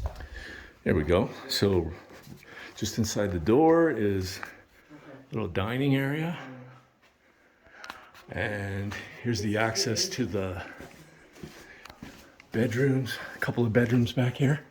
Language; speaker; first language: English; native; English